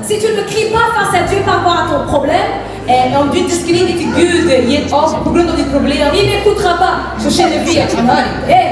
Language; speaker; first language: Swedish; non-native, fluent; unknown